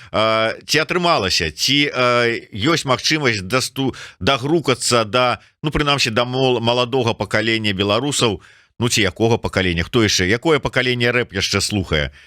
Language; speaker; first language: Belarusian; non-native, local second language; Russian